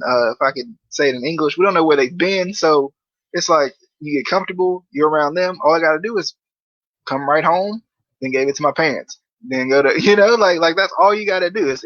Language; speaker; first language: English; native; English